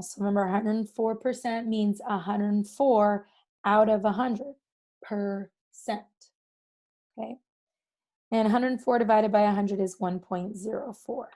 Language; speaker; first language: English; native; English